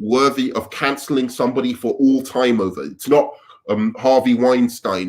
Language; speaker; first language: English; native; English